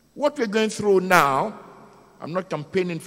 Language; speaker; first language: English; non-native, local second language; Yoruba